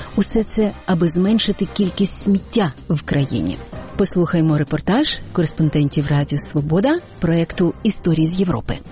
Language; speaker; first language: Ukrainian; native; Ukrainian